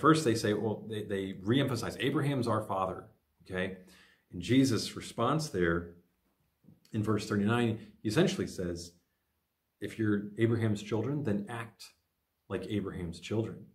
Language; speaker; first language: English; native; English